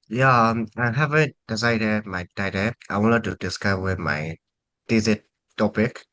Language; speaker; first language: English; non-native, fluent; Burmese